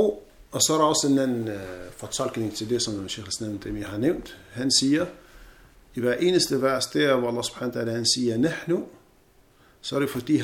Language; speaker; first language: Danish; non-native, fluent; Arabic